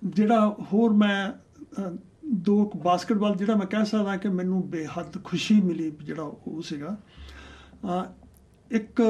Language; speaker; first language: Punjabi; native; Punjabi